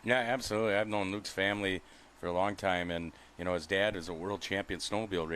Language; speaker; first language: English; native; English